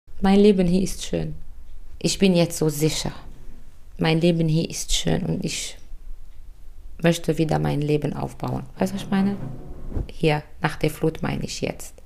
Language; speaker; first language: German; non-native, fluent; Arabic